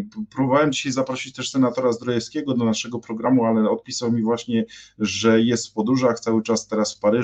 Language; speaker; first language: Polish; native; Polish